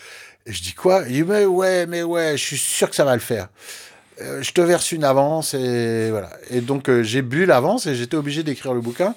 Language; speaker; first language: French; native; French